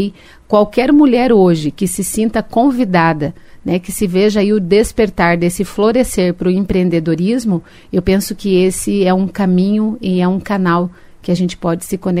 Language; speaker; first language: Portuguese; native; Portuguese